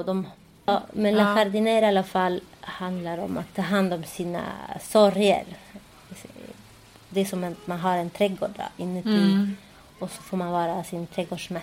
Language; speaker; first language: Swedish; early bilingual, other home language; Spanish